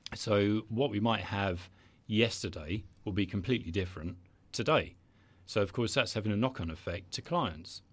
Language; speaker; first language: English; native; English